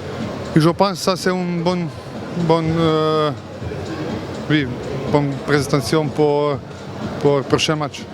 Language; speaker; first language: French; non-native, learner; Croatian